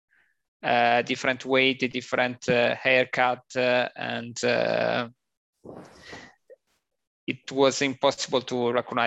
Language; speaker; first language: English; non-native, learner; Italian